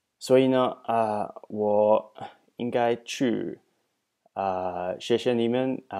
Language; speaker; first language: Chinese; non-native, learner; English